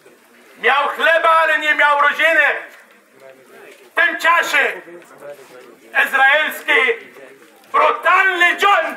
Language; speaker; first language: Polish; non-native, fluent; Arabic